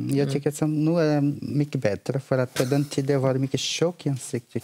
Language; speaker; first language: Swedish; non-native, learner; Portuguese